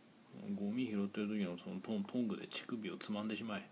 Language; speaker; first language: Japanese; native; Japanese